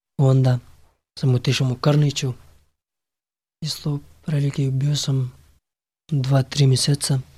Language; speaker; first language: Serbian; non-native, learner; Pashto